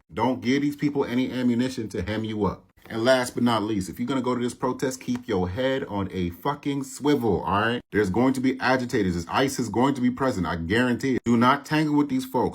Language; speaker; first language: English; native; English